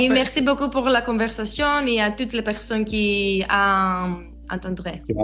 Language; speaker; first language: French; non-native, learner; Greek